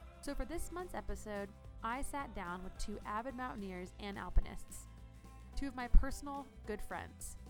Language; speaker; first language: English; native; English